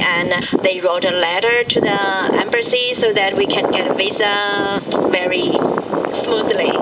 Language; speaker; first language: English; non-native, learner; Chinese